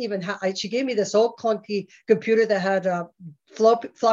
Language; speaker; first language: English; native; English